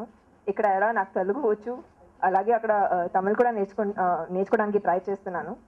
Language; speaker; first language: Telugu; non-native, local second language; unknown